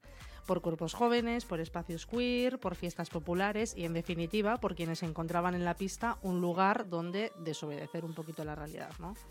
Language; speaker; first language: Spanish; native; Spanish